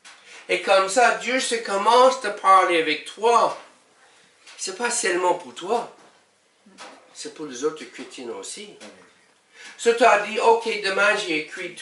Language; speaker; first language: French; non-native, learner; English